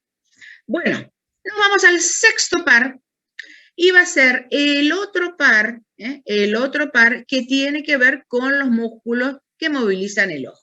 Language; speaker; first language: Spanish; native; Spanish